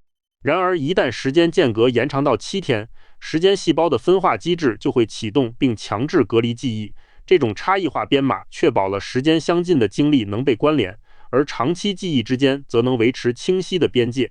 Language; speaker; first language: Chinese; native; Chinese